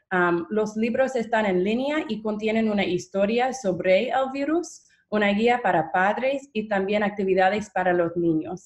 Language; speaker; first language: Spanish; non-native, fluent; English